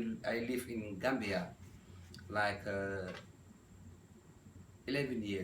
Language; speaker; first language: English; non-native, learner; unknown